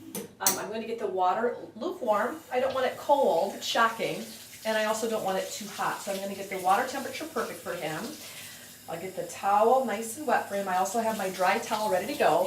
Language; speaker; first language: English; native; English